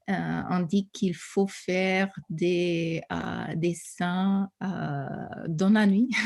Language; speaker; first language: French; non-native, fluent; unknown